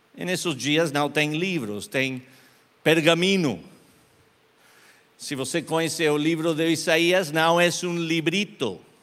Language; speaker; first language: Portuguese; non-native, learner; Spanish